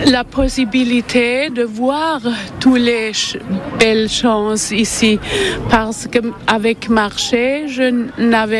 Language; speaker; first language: French; non-native, learner; German